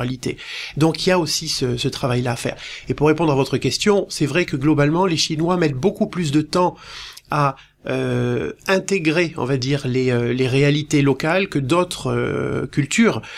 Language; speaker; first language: French; native; French